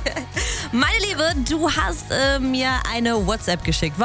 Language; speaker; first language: German; native; German